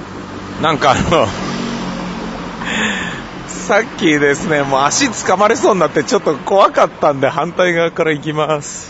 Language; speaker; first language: Japanese; native; Japanese